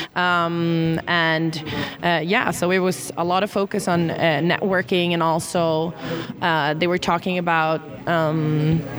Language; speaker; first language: English; non-native, fluent; Swedish